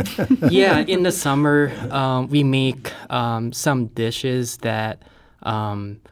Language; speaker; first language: English; non-native, fluent; Thai